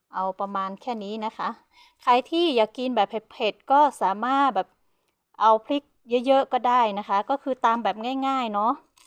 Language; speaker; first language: Thai; non-native, local second language; Karen languages